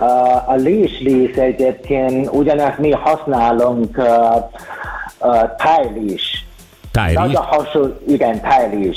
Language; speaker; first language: Hungarian; non-native, learner; Chinese